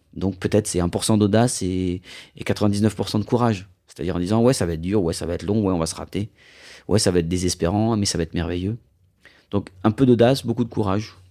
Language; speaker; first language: French; native; French